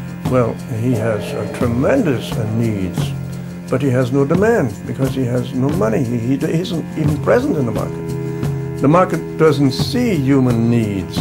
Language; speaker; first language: English; non-native, fluent; German